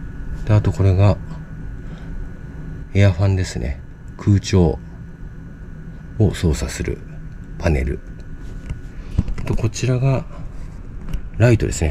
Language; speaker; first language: Japanese; native; Japanese